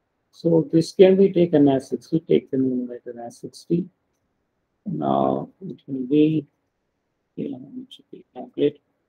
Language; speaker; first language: English; non-native, local second language; Kannada